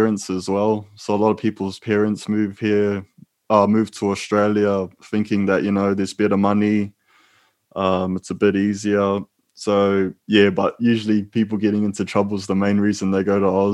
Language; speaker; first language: English; native; English